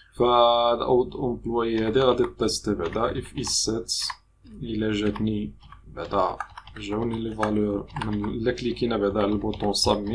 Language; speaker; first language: Arabic; native; Arabic